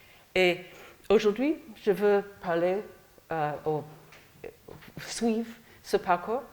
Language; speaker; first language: French; non-native, fluent; English